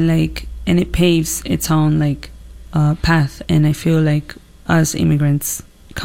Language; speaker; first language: English; non-native, fluent; Italian